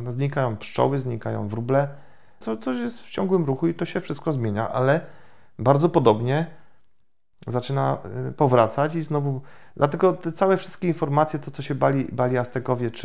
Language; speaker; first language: Polish; native; Polish